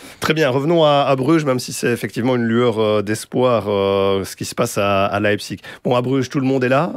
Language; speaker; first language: French; native; French